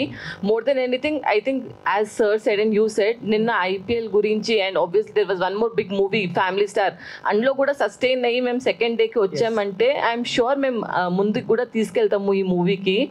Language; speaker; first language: Telugu; non-native, fluent; Hindi